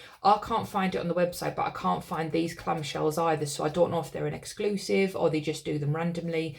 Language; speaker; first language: English; native; English